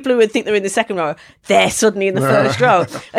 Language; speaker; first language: English; native; English